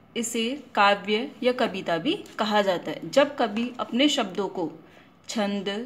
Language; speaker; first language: Hindi; native; Hindi